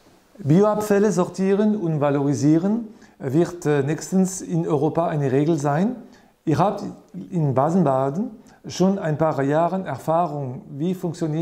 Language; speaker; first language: German; non-native, fluent; French